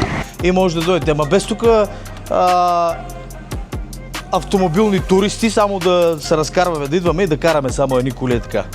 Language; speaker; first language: Bulgarian; native; Bulgarian